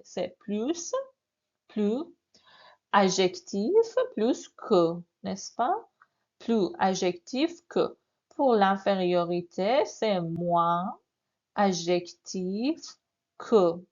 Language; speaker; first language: French; non-native, fluent; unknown